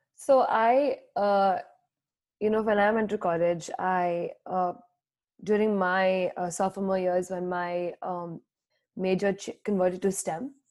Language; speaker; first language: English; non-native, local second language; Hindi